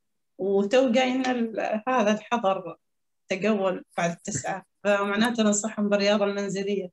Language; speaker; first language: Arabic; native; Arabic